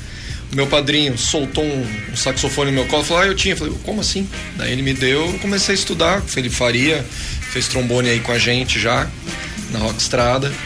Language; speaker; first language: Portuguese; native; Portuguese